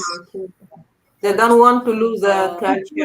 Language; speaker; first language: English; non-native, learner; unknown